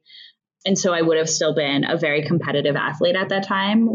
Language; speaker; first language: English; native; English